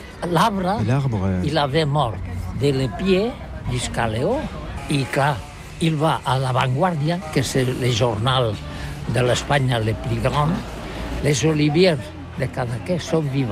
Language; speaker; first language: French; non-native, learner; Catalan